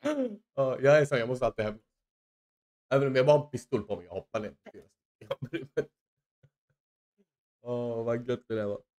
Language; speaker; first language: Swedish; native; Swedish